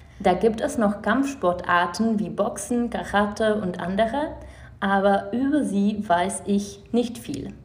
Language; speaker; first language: German; non-native, fluent; Czech